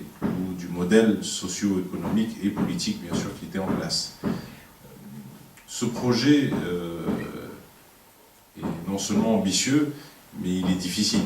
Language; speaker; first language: French; non-native, local second language; Arabic